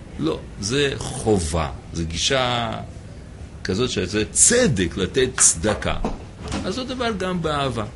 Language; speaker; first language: Hebrew; non-native, fluent; English